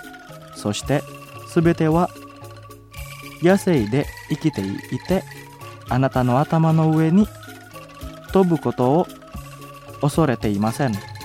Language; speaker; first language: Japanese; non-native, fluent; Indonesian